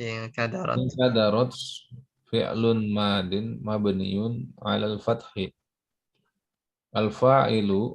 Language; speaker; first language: Arabic; non-native, learner; Indonesian